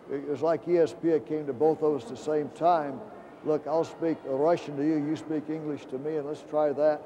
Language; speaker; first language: English; native; English